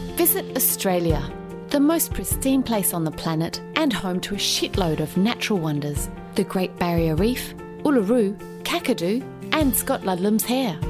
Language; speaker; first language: English; native; English